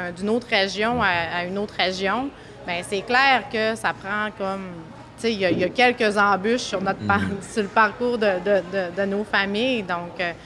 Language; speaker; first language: French; native; French